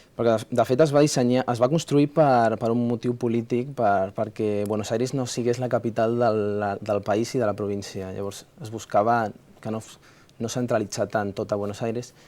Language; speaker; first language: Catalan; early bilingual, other home language; Spanish